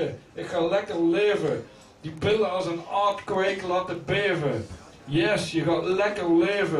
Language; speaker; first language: Dutch; native; Dutch